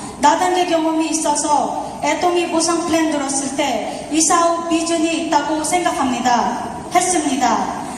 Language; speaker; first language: Korean; non-native, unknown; Filipino